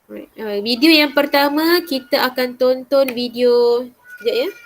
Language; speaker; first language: Malay; native; Malay